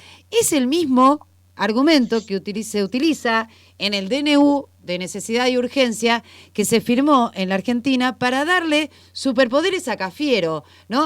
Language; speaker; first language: Spanish; native; Spanish